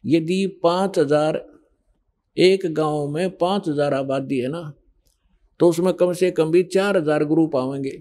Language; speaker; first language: Hindi; native; Hindi